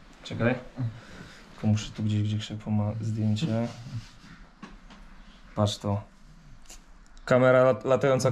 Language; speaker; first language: Polish; native; Polish